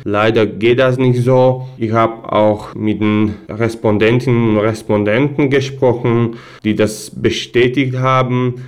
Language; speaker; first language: German; non-native, fluent; Slovak